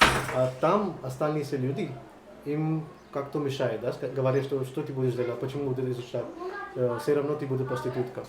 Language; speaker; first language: Russian; non-native, learner; Hindi